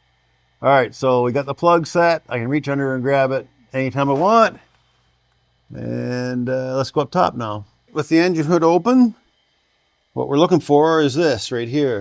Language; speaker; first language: English; native; English